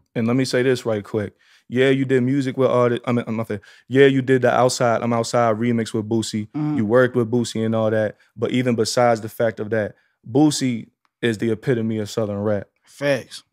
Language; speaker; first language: English; native; English